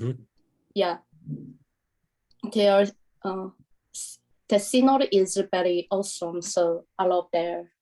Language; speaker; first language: English; non-native, learner; Korean